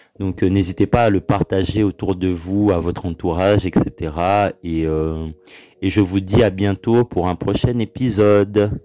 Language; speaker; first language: French; early bilingual, other home language; Lingala